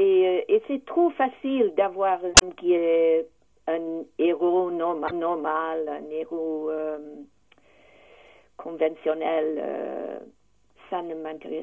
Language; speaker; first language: French; non-native, learner; English